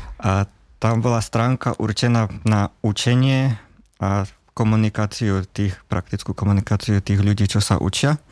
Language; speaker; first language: Slovak; native; Slovak